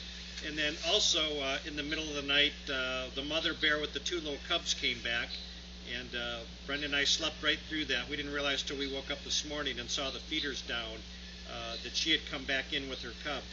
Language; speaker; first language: English; native; English